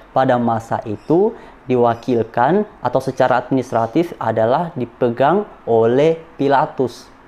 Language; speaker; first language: Indonesian; non-native, local second language; Nias